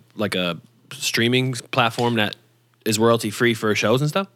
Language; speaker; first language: English; native; English